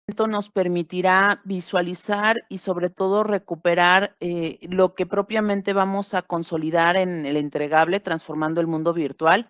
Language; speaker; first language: Spanish; native; Spanish